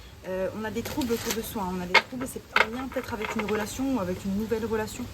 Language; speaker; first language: French; native; French